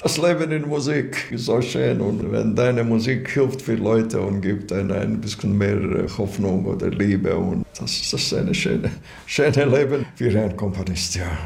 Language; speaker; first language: German; non-native, fluent; Latvian